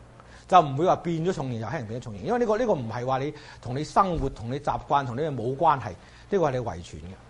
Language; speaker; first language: Chinese; native; Chinese